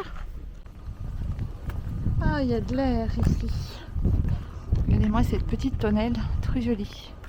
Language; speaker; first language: French; native; French